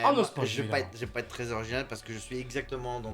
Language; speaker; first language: French; native; French